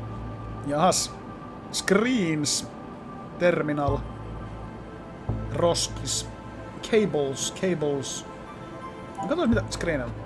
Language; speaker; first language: Finnish; native; Finnish